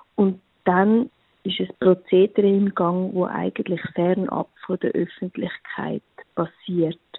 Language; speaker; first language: German; native; German